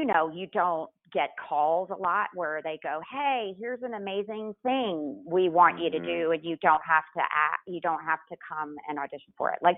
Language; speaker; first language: English; native; English